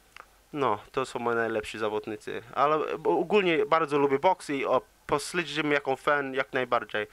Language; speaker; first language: Polish; early bilingual, heritage; English